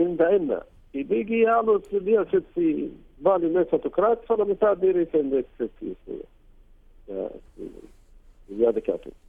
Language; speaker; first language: Greek; non-native, learner; Arabic